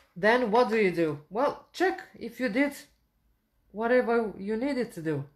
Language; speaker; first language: English; non-native, fluent; Romanian